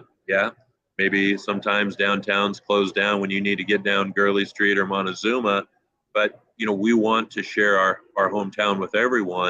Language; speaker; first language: English; native; English